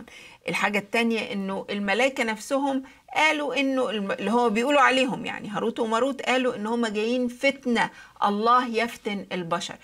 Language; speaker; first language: Arabic; native; Arabic